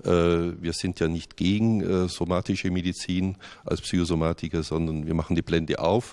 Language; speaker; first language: German; native; German